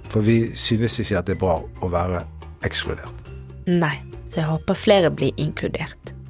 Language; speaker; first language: Norwegian; non-native, fluent; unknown